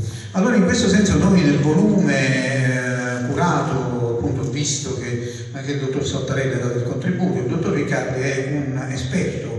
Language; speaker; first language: Italian; native; Italian